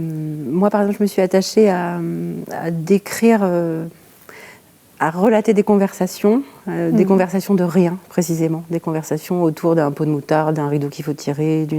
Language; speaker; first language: French; native; French